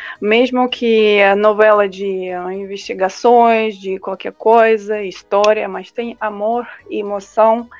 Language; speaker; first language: Portuguese; non-native, fluent; Russian